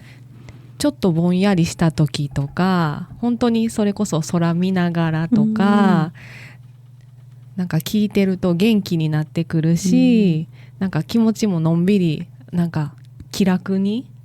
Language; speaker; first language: Japanese; native; Japanese